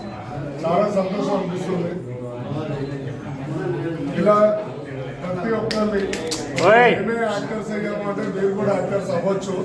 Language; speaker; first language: Telugu; native; Telugu